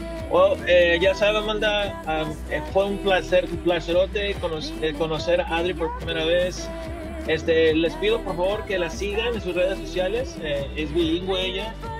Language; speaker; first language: Spanish; native; Spanish